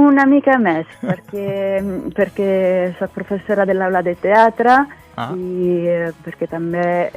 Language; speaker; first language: Catalan; non-native, fluent; Italian